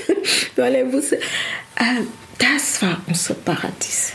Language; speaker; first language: German; non-native, learner; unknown